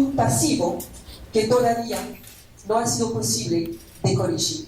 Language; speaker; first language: Spanish; non-native, fluent; French